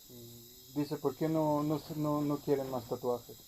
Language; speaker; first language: Spanish; non-native, fluent; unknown